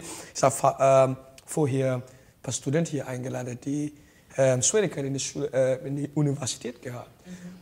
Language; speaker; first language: German; non-native, learner; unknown